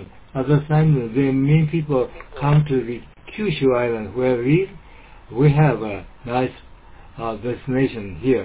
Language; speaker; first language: English; non-native, learner; Japanese